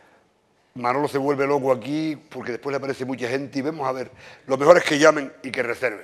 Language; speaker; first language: Spanish; native; Spanish